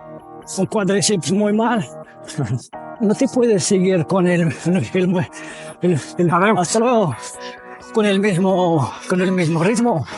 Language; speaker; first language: Spanish; non-native, fluent; Arabic